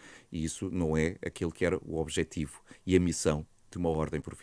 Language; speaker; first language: Portuguese; native; Portuguese